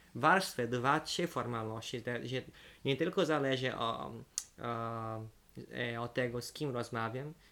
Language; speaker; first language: Polish; non-native, fluent; Portuguese